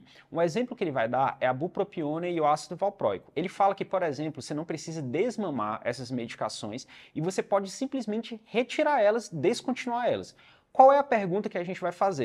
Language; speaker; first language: Portuguese; native; Portuguese